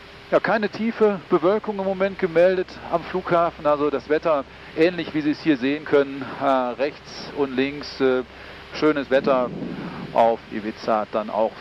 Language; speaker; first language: German; native; German